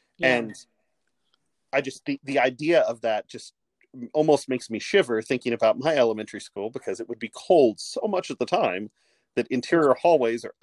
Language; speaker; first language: English; native; English